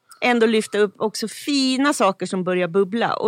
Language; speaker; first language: Swedish; native; Swedish